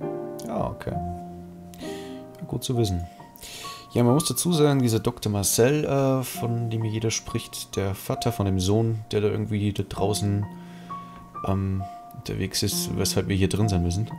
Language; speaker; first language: German; native; German